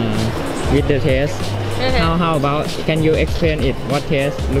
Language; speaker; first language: English; non-native, learner; Thai